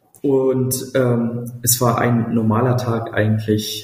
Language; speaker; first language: German; non-native, fluent; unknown